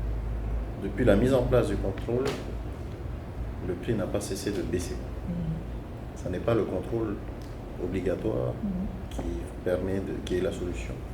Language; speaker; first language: French; native; French